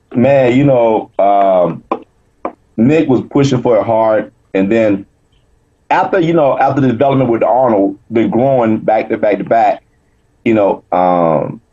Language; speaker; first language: English; native; English